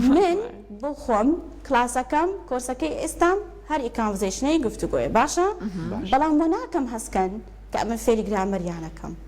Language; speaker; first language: Central Kurdish; early bilingual, heritage; Central Kurdish